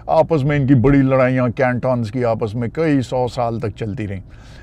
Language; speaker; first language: Urdu; non-native, local second language; Pashto